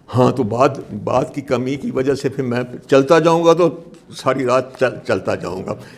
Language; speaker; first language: Urdu; non-native, local second language; Punjabi